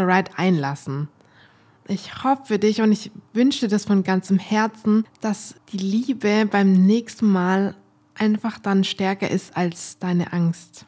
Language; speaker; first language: German; native; German